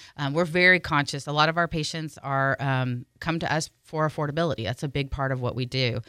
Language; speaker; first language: English; native; English